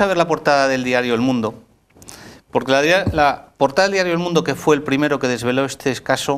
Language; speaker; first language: Spanish; native; Spanish